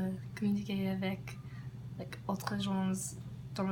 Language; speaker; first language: French; non-native, learner; English